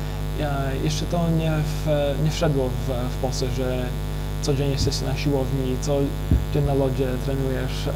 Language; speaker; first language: Polish; early bilingual, heritage; English